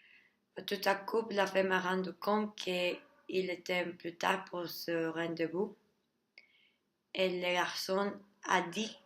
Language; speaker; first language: French; non-native, learner; Spanish